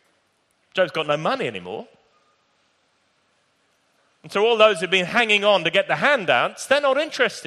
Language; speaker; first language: English; native; English